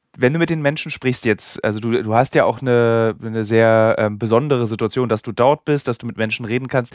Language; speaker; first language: German; native; German